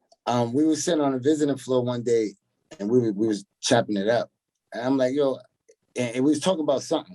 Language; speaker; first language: English; native; English